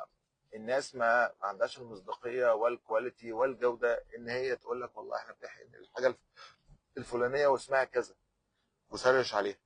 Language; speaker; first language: Arabic; native; Arabic